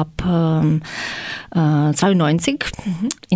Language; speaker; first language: German; non-native, fluent; Croatian